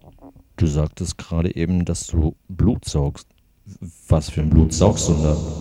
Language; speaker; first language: German; native; German